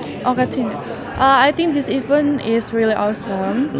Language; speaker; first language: English; non-native, learner; Indonesian